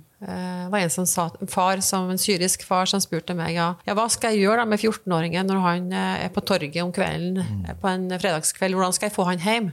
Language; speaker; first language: Norwegian; native; Norwegian